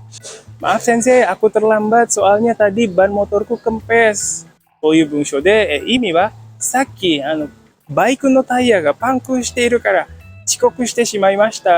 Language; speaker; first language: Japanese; non-native, fluent; Indonesian